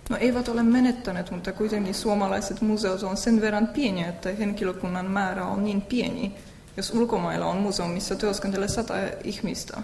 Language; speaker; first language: Finnish; non-native, fluent; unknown